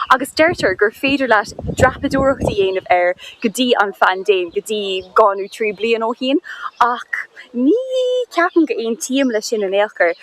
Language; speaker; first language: Irish; non-native, local second language; English